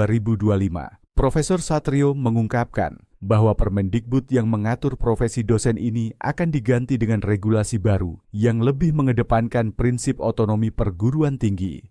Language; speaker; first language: Indonesian; native; Indonesian